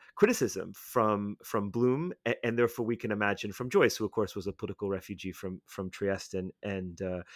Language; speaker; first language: English; native; English